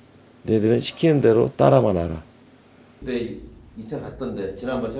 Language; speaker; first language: Korean; native; Korean